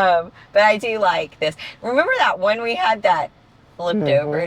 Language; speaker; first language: English; native; English